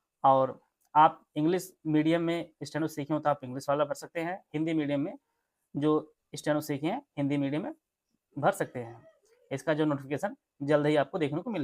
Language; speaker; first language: Hindi; native; Hindi